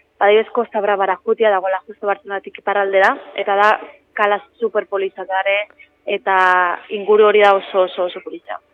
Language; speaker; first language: Basque; native; Basque